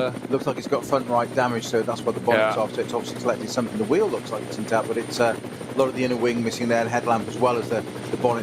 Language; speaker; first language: English; native; English